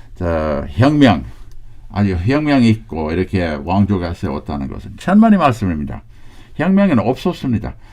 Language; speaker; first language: Korean; non-native, fluent; English